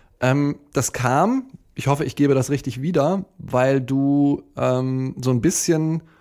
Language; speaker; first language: German; native; German